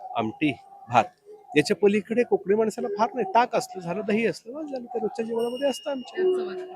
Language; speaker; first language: Marathi; native; Marathi